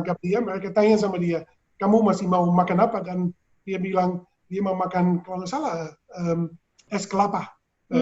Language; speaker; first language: Indonesian; non-native, fluent; Dutch